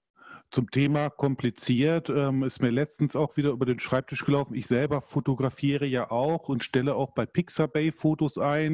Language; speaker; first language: German; native; German